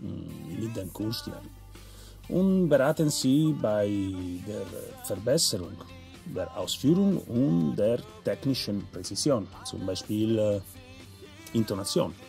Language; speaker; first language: German; non-native, learner; Italian